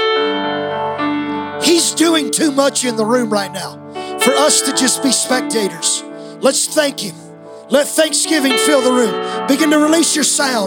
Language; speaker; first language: English; native; English